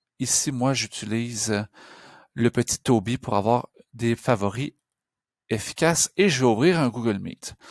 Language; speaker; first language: French; native; French